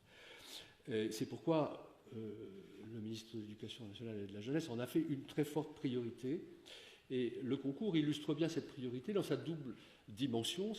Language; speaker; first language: French; native; French